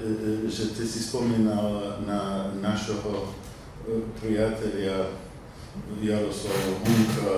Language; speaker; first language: Polish; non-native, learner; English